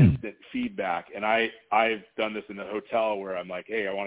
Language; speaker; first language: English; native; English